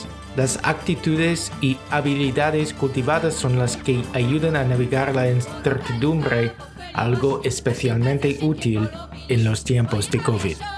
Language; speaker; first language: Spanish; non-native, fluent; English